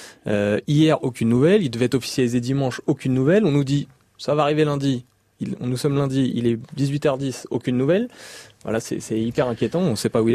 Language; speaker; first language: French; native; French